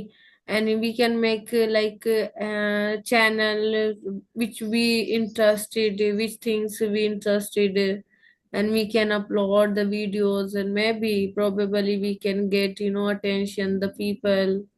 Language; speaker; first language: English; non-native, local second language; Hindi